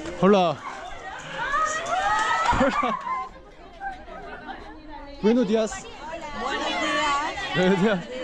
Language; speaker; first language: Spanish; non-native, learner; Korean